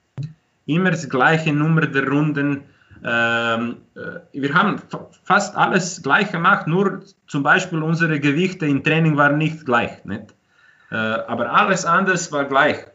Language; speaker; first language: German; non-native, fluent; Croatian